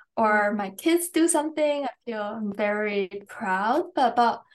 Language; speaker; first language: English; non-native, fluent; Chinese